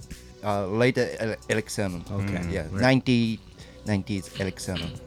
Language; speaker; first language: English; non-native, learner; Japanese